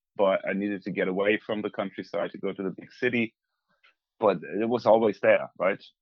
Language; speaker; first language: English; non-native, fluent; German